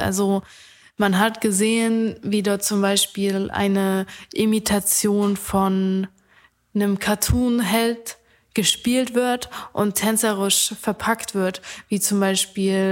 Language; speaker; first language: German; native; German